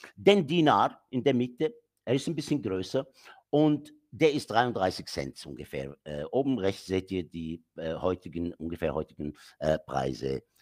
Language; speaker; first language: German; non-native, fluent; Arabic